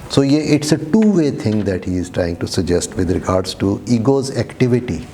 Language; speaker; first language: English; non-native, local second language; Urdu